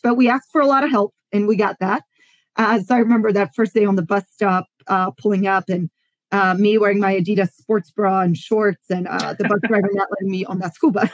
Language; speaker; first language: English; non-native, fluent; Polish